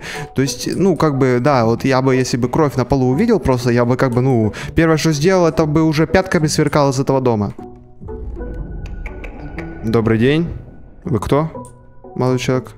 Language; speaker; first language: Russian; native; Russian